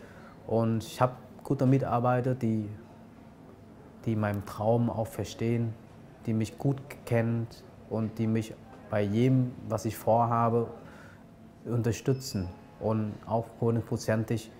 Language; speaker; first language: German; non-native, fluent; Vietnamese